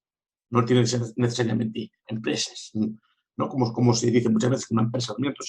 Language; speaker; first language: Spanish; native; Spanish